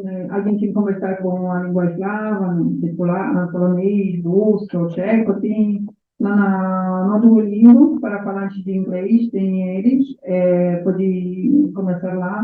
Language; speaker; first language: Portuguese; non-native, learner; Polish